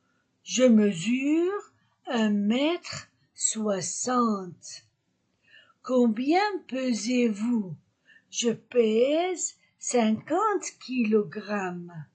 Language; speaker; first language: French; non-native, fluent; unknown